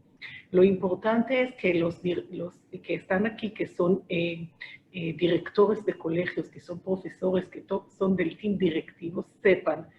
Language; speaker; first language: Spanish; non-native, fluent; Hebrew